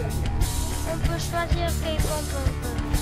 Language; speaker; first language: French; non-native, learner; English